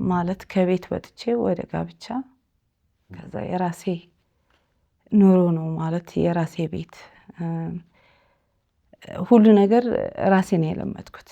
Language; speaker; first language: Amharic; early bilingual, heritage; Amharic